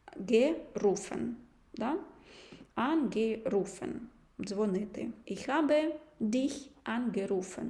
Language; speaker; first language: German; non-native, fluent; Ukrainian